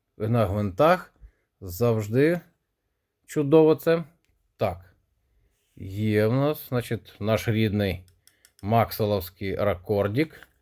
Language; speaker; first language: Ukrainian; non-native, local second language; Russian